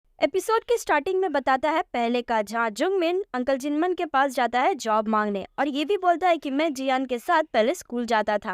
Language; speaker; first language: Hindi; native; Hindi